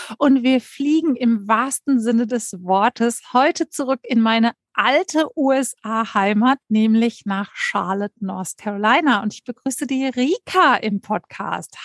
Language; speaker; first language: German; native; German